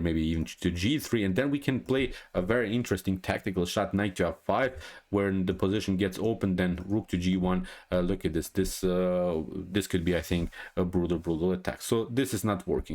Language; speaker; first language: English; non-native, fluent; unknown